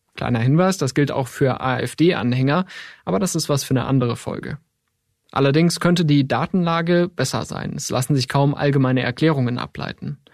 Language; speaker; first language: German; native; German